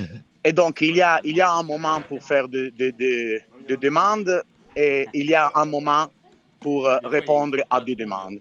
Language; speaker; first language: French; non-native, fluent; Italian